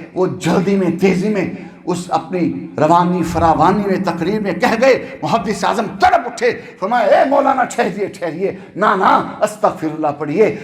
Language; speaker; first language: Urdu; non-native, local second language; Punjabi